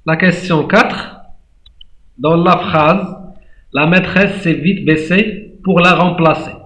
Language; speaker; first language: French; non-native, local second language; Arabic